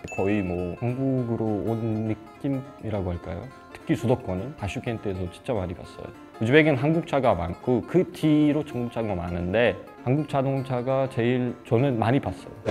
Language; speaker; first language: Korean; non-native, fluent; Uzbek